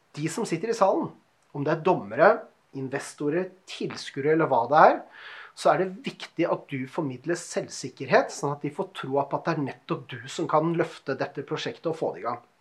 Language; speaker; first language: Norwegian; native; Norwegian